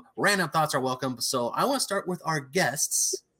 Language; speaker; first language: English; native; English